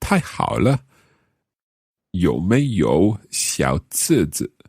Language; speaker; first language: Chinese; non-native, learner; English